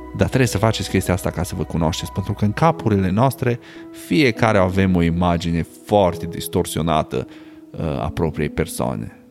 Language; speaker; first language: Romanian; native; Romanian